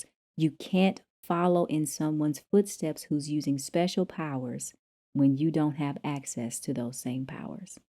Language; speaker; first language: English; native; English